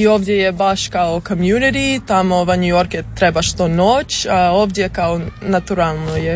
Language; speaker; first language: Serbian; early bilingual, heritage; English